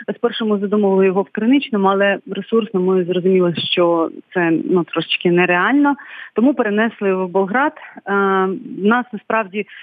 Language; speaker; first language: Ukrainian; non-native, local second language; Bulgarian